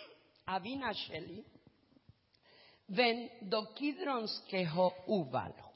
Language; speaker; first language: Czech; non-native, learner; Spanish